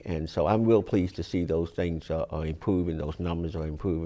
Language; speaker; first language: English; native; English